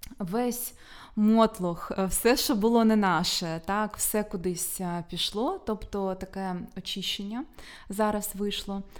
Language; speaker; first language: Ukrainian; native; Ukrainian